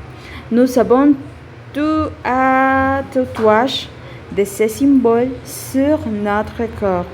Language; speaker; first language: French; non-native, learner; Spanish